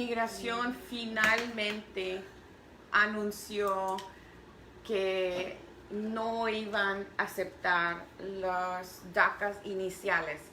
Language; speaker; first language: Spanish; early bilingual, heritage; Spanish